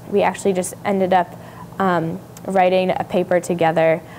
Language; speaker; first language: English; native; English